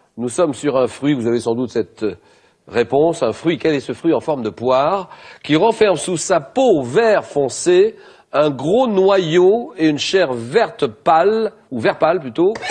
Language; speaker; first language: French; native; French